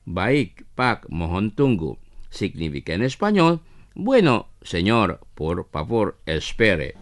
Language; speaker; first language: Spanish; non-native, fluent; Indonesian